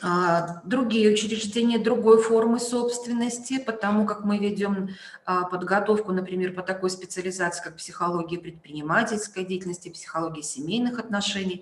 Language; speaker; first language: Russian; native; Russian